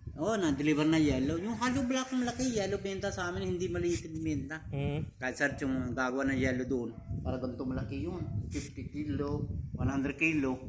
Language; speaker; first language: Filipino; non-native, learner; Punjabi